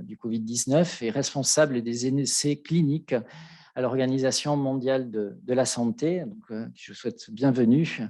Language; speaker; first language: French; native; French